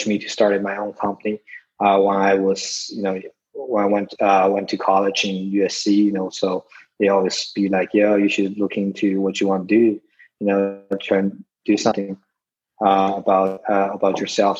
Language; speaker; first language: English; non-native, fluent; Chinese